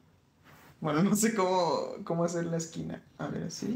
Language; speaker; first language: Spanish; native; Spanish